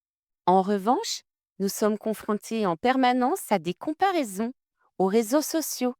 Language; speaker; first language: French; native; French